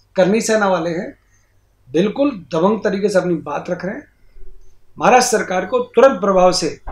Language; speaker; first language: Hindi; native; Hindi